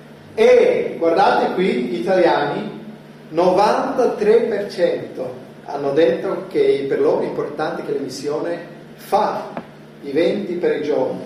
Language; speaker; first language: Italian; non-native, fluent; German